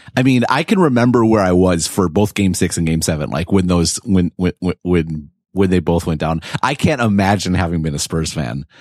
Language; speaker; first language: English; native; English